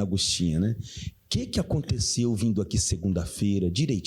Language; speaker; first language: Portuguese; native; Portuguese